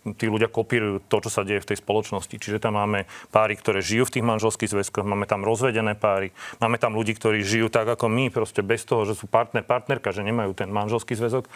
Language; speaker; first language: Slovak; native; Slovak